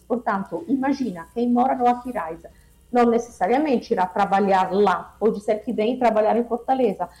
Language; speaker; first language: Portuguese; non-native, fluent; Italian